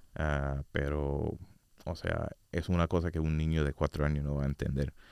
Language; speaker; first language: Spanish; non-native, fluent; English